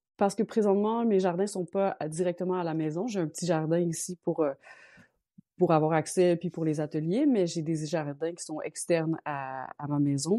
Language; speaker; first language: French; native; French